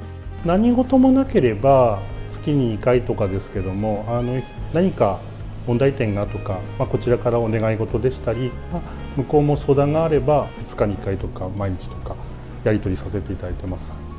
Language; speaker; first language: Japanese; native; Japanese